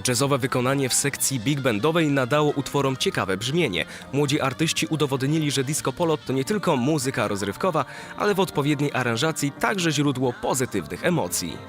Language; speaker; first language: Polish; native; Polish